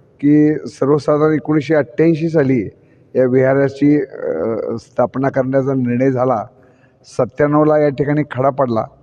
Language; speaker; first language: Marathi; native; Marathi